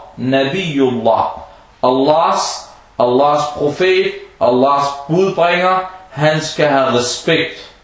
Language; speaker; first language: Danish; early bilingual, other home language; Arabic